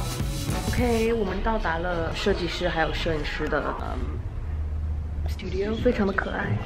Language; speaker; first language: Chinese; early bilingual, heritage; Chinese